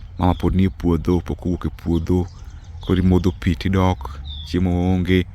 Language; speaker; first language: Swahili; non-native, local second language; Luo (Kenya and Tanzania)